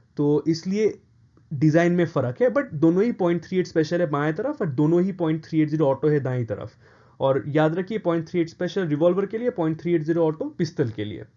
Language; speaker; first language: Hindi; non-native, local second language; Bangla